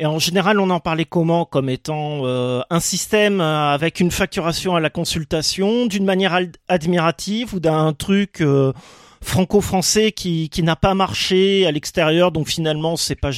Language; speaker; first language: French; native; French